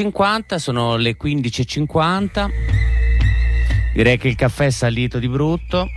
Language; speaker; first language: Italian; native; Italian